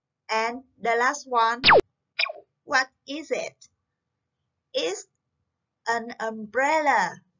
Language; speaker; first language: English; non-native, fluent; Vietnamese